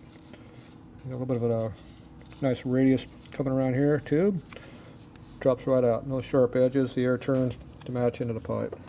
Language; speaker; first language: English; native; English